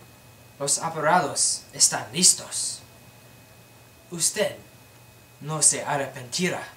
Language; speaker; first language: Spanish; non-native, learner; English